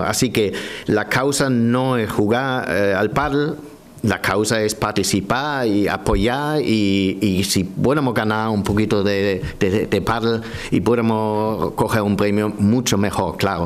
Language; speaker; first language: Spanish; non-native, learner; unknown